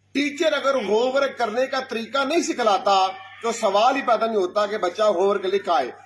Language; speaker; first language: Urdu; non-native, local second language; Punjabi